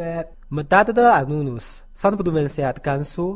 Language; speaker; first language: Portuguese; non-native, learner; Chinese